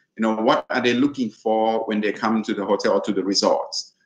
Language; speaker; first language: English; non-native, fluent; Thai